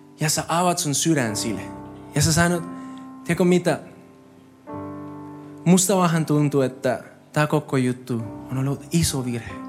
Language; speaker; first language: Finnish; non-native, fluent; Spanish